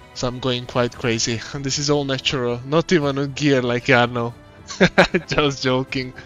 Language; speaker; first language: English; non-native, fluent; Hungarian